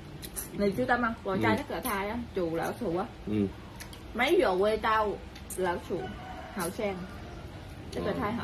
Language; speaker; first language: Chinese; non-native, learner; Vietnamese